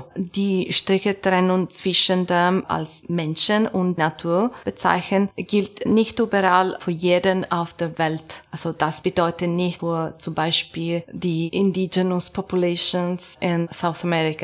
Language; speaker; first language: German; non-native, learner; Italian